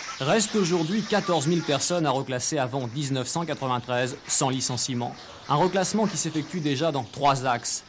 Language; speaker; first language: French; native; French